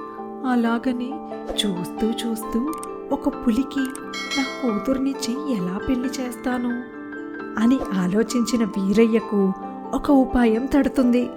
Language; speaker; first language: Telugu; native; Telugu